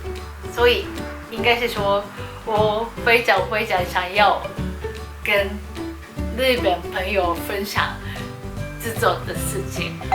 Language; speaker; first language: Chinese; non-native, fluent; Japanese